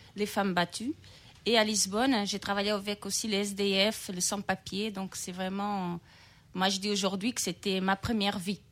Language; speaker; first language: French; non-native, fluent; Portuguese